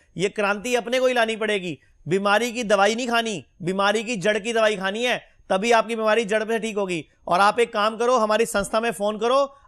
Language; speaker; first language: Hindi; native; Hindi